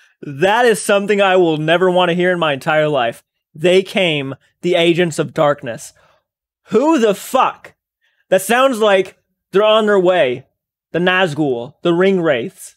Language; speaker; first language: English; native; English